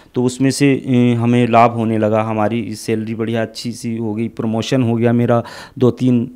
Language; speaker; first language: Hindi; native; Hindi